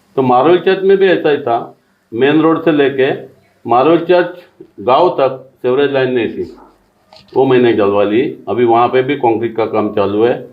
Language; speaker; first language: Hindi; non-native, local second language; Marathi